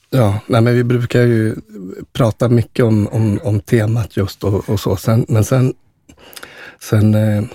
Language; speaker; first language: Swedish; early bilingual, other home language; Spanish